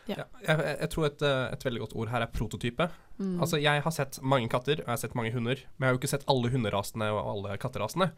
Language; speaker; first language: Norwegian; native; Norwegian